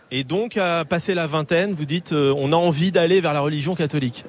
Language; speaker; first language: French; native; French